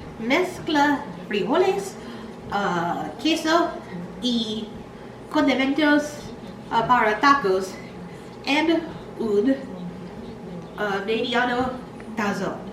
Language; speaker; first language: Spanish; non-native, learner; English